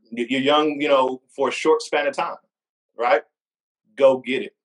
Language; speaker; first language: English; native; English